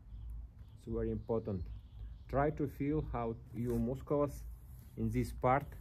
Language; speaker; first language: English; non-native, learner; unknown